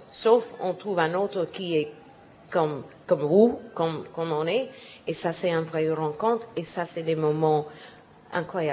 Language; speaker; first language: French; non-native, learner; English